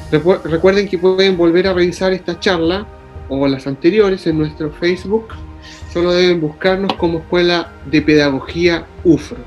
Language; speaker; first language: Spanish; native; Spanish